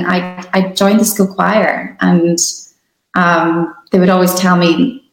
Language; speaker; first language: English; native; English